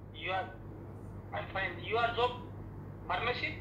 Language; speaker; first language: English; non-native, learner; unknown